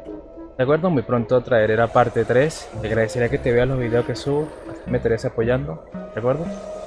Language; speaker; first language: Spanish; native; Spanish